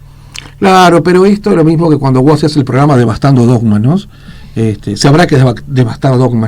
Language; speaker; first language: Spanish; native; Spanish